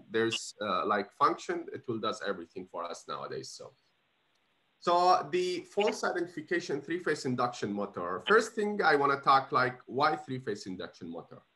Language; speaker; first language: English; non-native, fluent; Arabic